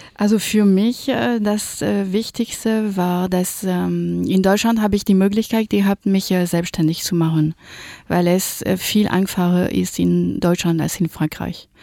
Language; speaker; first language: German; non-native, fluent; French